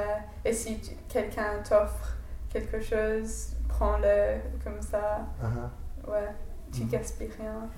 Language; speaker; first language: French; non-native, fluent; English